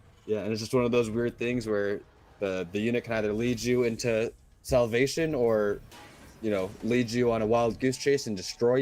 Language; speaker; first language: English; native; English